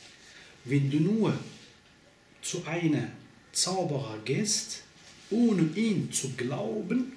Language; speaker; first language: German; non-native, fluent; Arabic